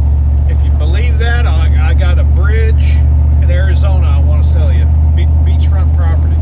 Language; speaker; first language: English; native; English